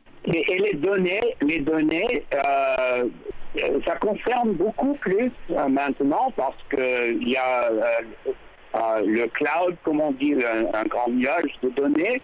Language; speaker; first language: French; non-native, fluent; English